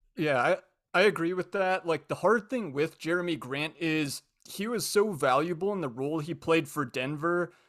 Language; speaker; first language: English; native; English